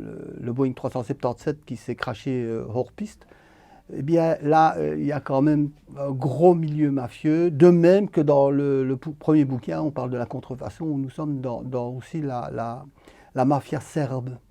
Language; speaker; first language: French; native; French